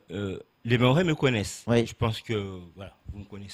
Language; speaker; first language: French; native; French